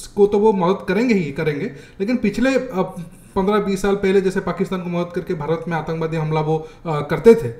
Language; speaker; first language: Hindi; native; Hindi